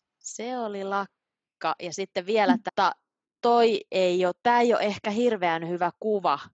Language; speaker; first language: Finnish; native; Finnish